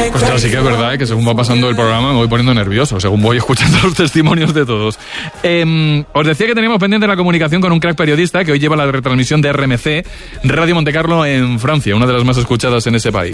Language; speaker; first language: Spanish; native; Spanish